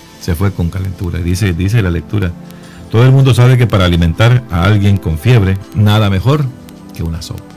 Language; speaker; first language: Spanish; native; Spanish